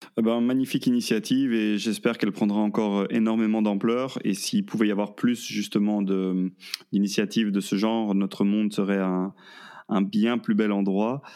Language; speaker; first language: French; native; French